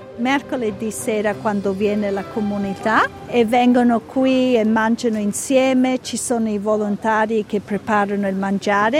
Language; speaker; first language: Italian; early bilingual, heritage; Italian